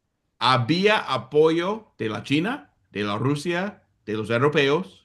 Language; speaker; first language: Spanish; non-native, fluent; English